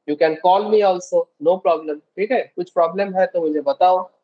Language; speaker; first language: Hindi; non-native, local second language; Bangla